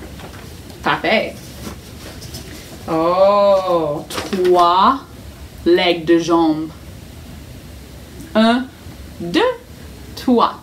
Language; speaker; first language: French; non-native, fluent; English